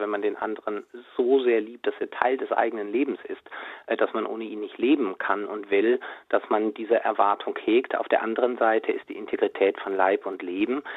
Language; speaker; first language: German; native; German